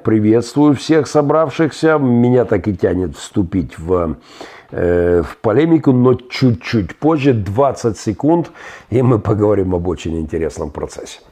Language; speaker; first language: Russian; native; Russian